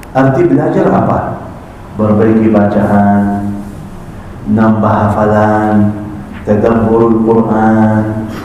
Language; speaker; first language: Malay; non-native, fluent; Arabic